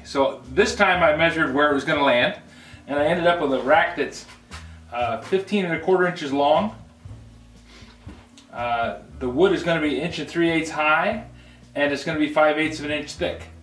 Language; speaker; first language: English; native; English